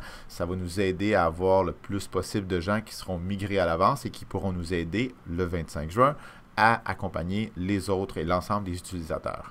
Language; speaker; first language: French; native; French